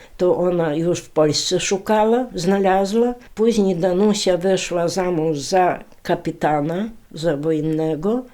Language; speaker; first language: Polish; native; Polish